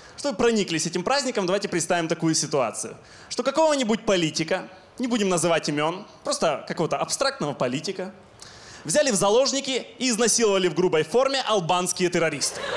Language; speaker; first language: Russian; non-native, local second language; Ukrainian